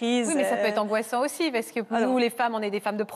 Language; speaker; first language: French; native; French